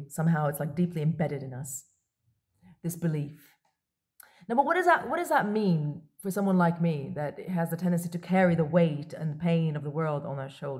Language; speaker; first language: English; non-native, local second language; Arabic